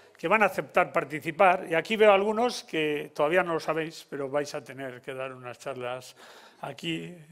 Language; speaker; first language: Spanish; native; Spanish